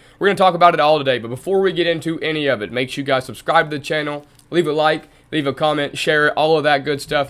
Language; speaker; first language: English; native; English